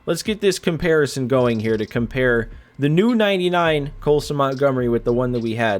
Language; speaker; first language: English; native; English